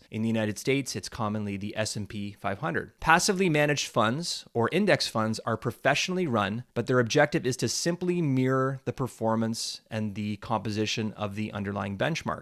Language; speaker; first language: English; native; English